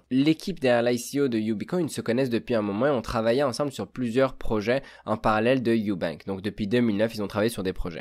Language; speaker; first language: French; native; French